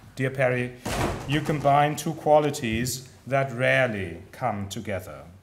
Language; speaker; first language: English; non-native, fluent; German